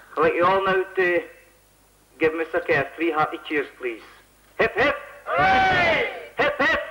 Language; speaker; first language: English; native; English